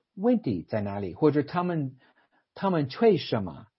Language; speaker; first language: Chinese; non-native, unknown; English